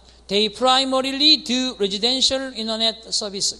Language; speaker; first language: English; non-native, fluent; Korean